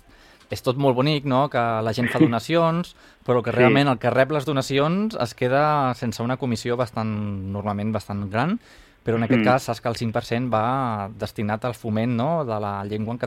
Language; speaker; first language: Catalan; native; Catalan